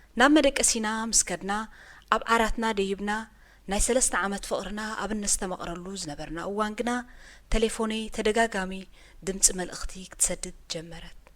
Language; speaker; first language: Tigrinya; native; Tigrinya